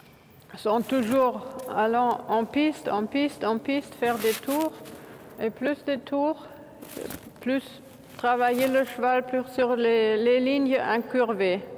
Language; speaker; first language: French; non-native, fluent; German